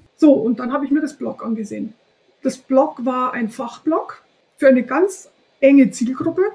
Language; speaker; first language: German; native; German